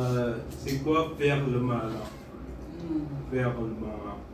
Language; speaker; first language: French; non-native, fluent; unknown